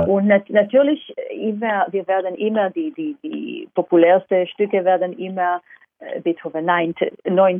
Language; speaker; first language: German; non-native, fluent; Hebrew